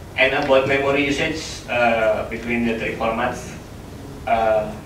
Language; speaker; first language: English; non-native, learner; Indonesian